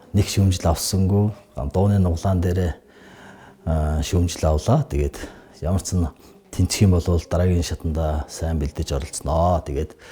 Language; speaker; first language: Mongolian; non-native, local second language; Kazakh